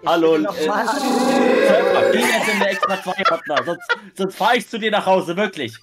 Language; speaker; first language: German; native; German